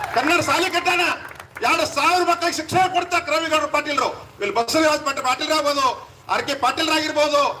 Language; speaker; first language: Kannada; native; Kannada